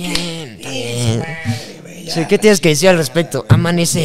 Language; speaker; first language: Spanish; native; Spanish